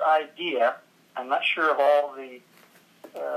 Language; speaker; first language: English; native; English